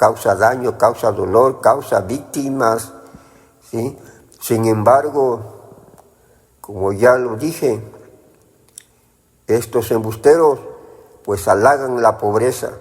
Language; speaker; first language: Spanish; native; Spanish